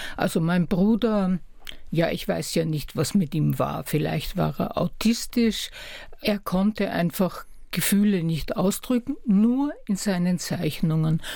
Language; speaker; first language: German; native; German